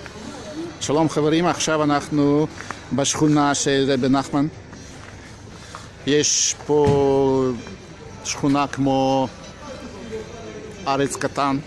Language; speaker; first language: Hebrew; non-native, fluent; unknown